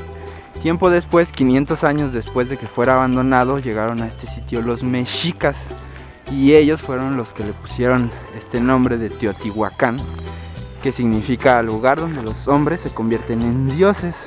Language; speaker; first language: Spanish; native; Spanish